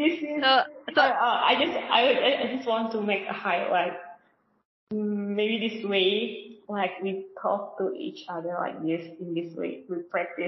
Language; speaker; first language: English; non-native, learner; Indonesian